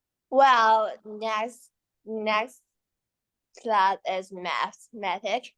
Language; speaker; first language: English; non-native, learner; Chinese